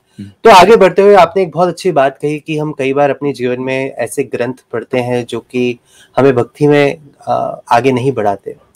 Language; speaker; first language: Hindi; native; Hindi